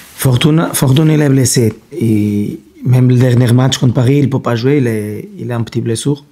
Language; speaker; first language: French; non-native, fluent; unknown